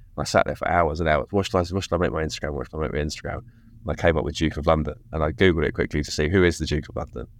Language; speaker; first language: English; native; English